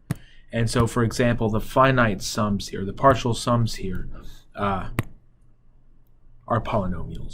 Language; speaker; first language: English; native; English